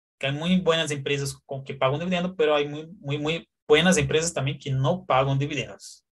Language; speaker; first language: Spanish; non-native, fluent; Portuguese